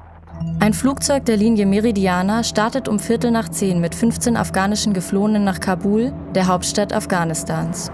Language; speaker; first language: German; native; German